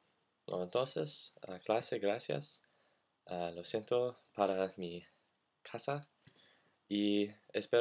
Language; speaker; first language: Spanish; non-native, learner; English